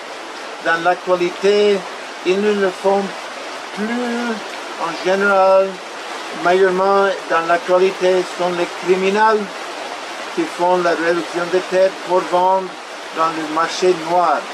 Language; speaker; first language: French; non-native, fluent; Spanish